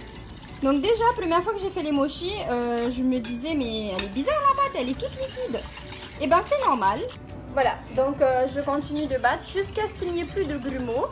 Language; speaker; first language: French; native; French